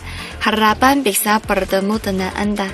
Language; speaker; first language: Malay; non-native, learner; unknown